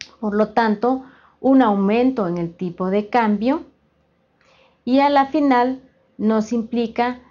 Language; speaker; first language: Spanish; native; Spanish